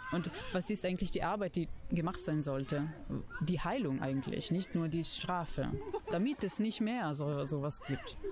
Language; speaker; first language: German; non-native, fluent; Italian